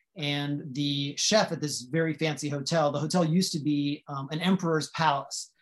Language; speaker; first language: English; native; English